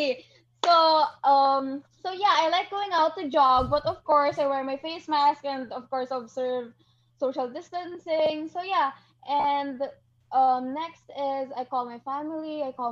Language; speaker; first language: English; non-native, local second language; Hiligaynon